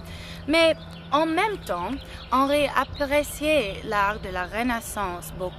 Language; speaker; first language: French; non-native, learner; English